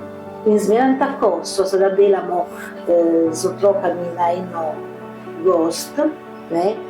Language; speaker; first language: Slovenian; early bilingual, heritage; Slovenian